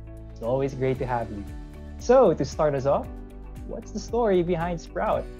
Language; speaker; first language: English; non-native, local second language; Filipino